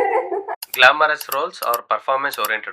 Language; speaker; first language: Kannada; native; Kannada